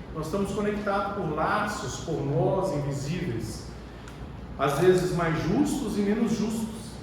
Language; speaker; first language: Portuguese; native; Portuguese